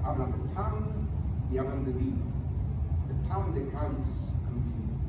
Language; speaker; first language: Spanish; non-native, fluent; Polish